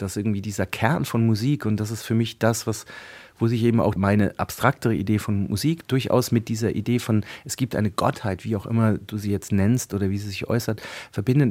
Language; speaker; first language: German; native; German